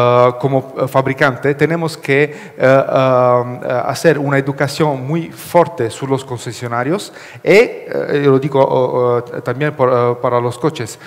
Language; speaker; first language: Spanish; non-native, learner; Italian